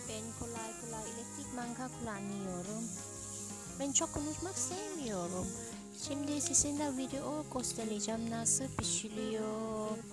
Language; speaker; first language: Turkish; non-native, learner; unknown